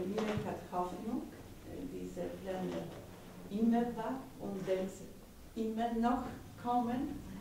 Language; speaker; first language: German; non-native, learner; Polish